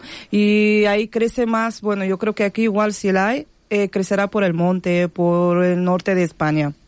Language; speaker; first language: Spanish; non-native, fluent; Bulgarian